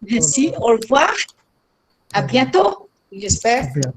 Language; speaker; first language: French; non-native, fluent; Bangla